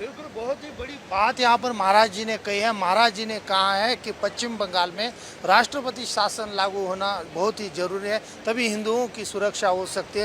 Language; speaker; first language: Hindi; native; Hindi